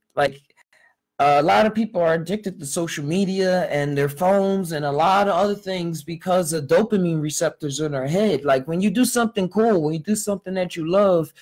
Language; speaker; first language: English; native; English